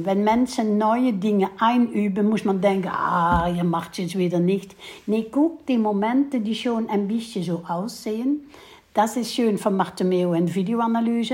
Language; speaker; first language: German; non-native, fluent; Dutch